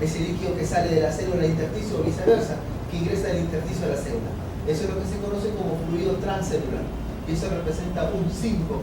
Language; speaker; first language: Spanish; native; Spanish